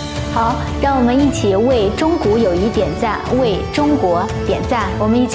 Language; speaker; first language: Chinese; native; Chinese